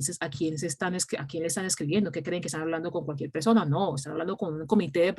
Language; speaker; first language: Spanish; non-native, local second language; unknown